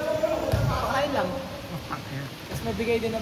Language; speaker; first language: Filipino; native; Filipino